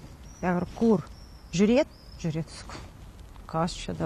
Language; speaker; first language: Lithuanian; non-native, learner; Kazakh